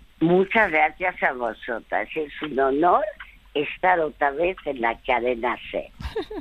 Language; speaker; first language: Spanish; early bilingual, other home language; French